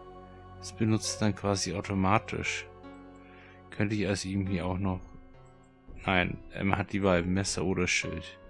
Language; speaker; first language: German; native; German